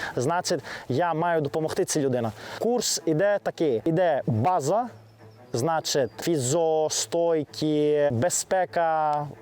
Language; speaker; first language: Ukrainian; non-native, learner; Greek